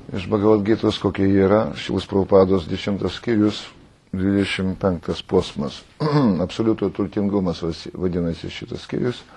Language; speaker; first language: Lithuanian; non-native, fluent; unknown